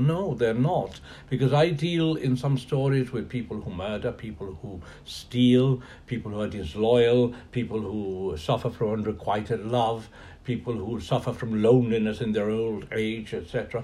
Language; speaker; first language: English; non-native, local second language; Spanish